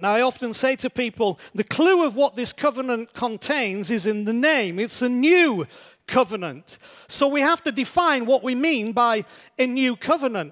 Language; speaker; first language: English; native; English